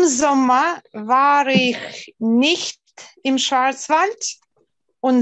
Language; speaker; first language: German; non-native, learner; Russian